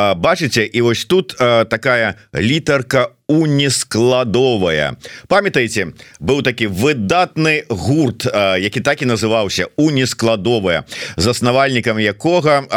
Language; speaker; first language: Belarusian; native; Belarusian